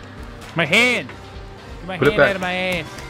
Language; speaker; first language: English; native; English